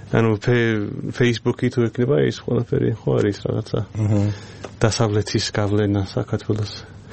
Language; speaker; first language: Georgian; non-native, fluent; English